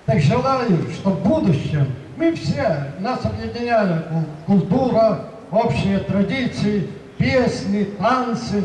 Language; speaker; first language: Russian; non-native, local second language; Lithuanian